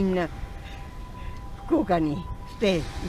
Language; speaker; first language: Japanese; native; Japanese